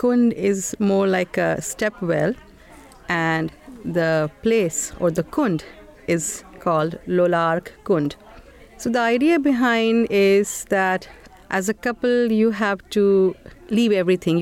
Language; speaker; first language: English; non-native, local second language; Hindi